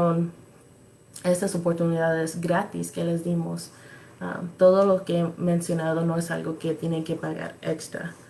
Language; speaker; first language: Spanish; early bilingual, other home language; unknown